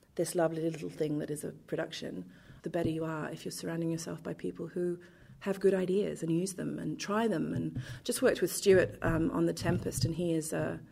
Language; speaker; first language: English; native; English